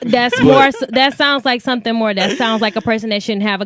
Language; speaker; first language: English; native; English